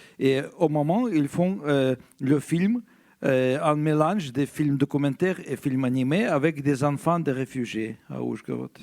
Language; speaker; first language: French; non-native, fluent; Russian